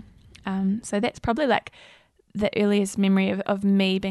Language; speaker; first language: English; native; English